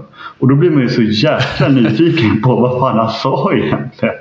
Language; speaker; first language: Swedish; native; Swedish